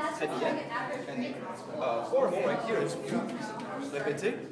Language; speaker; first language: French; non-native, fluent; English